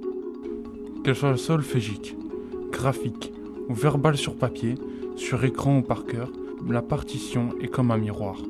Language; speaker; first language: French; native; French